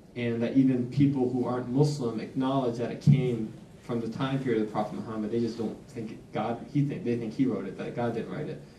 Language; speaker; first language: English; native; English